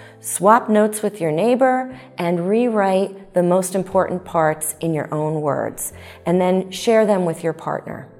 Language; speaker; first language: English; native; English